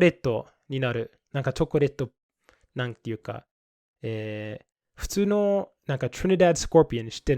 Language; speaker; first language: Japanese; non-native, fluent; English